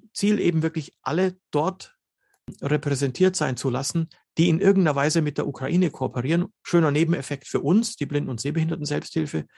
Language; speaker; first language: German; early bilingual, other home language; Slovenian